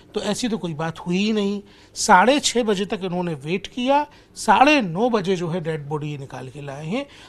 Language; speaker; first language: Hindi; native; Hindi